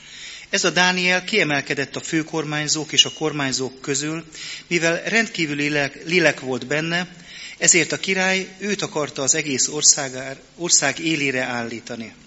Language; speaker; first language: Hungarian; native; Hungarian